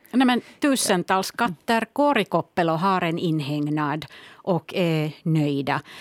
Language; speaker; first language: Swedish; non-native, local second language; Finnish